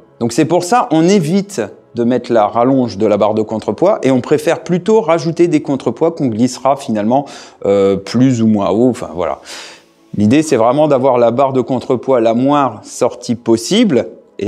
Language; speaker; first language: French; native; French